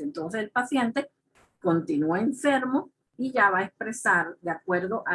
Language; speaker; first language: Spanish; native; Spanish